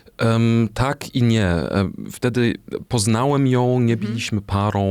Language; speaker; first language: Polish; non-native, fluent; German